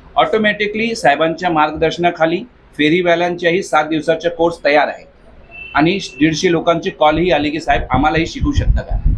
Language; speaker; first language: Marathi; non-native, local second language; Hindi